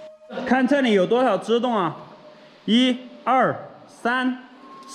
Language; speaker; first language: Chinese; native; Chinese